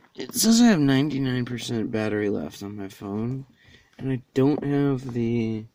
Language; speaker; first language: English; native; English